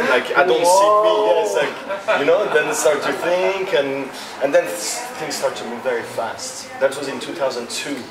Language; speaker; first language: English; non-native, fluent; French